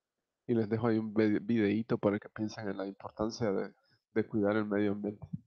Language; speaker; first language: Spanish; native; Spanish